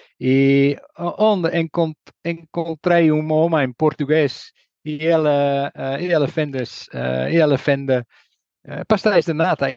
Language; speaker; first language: Portuguese; non-native, learner; Dutch